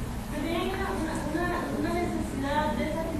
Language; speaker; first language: Portuguese; non-native, learner; Spanish